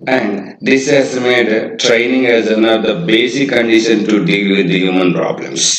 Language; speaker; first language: English; non-native, local second language; Kannada